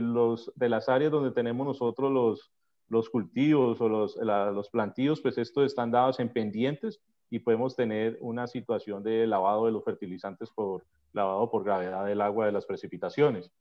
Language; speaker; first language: Spanish; native; Spanish